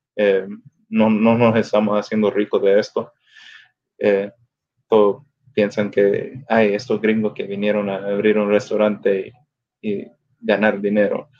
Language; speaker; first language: Spanish; early bilingual, other home language; English